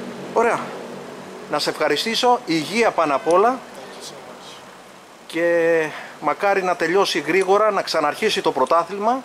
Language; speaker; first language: Greek; native; Greek